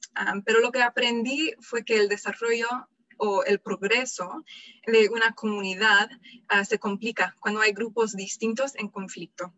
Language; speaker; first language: Spanish; non-native, fluent; English